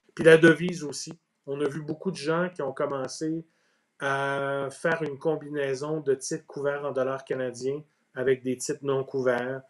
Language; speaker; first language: French; native; French